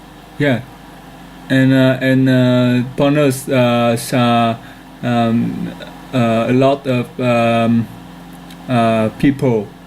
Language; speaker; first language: English; non-native, learner; Vietnamese